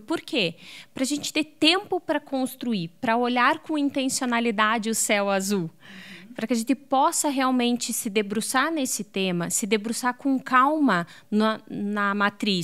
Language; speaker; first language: Portuguese; native; Portuguese